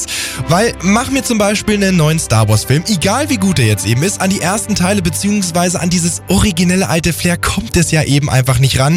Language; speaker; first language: German; native; German